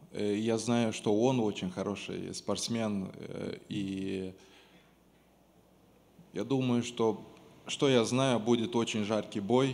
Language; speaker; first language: Russian; non-native, local second language; Romanian